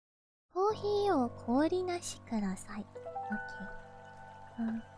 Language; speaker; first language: Japanese; non-native, learner; English